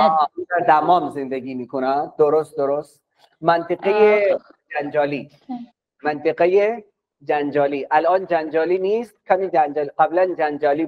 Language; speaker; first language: Persian; non-native, fluent; Urdu